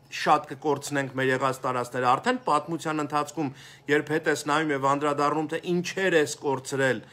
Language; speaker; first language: Armenian; native; Armenian